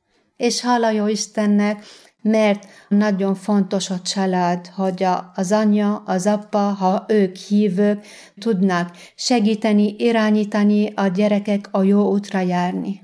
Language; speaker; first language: Hungarian; non-native, fluent; Arabic